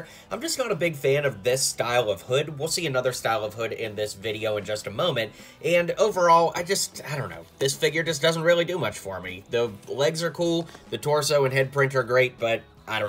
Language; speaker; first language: English; native; English